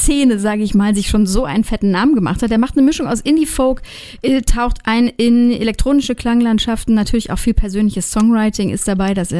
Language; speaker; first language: German; native; German